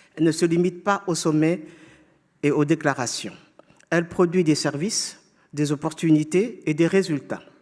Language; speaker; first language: French; non-native, fluent; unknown